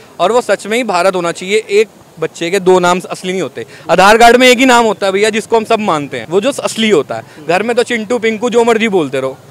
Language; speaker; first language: Hindi; native; Hindi